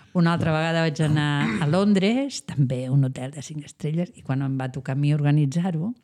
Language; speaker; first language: Catalan; non-native, local second language; Spanish